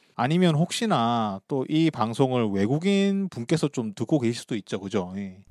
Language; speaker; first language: Korean; native; Korean